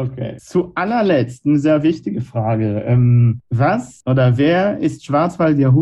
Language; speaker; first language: German; non-native, fluent; Hebrew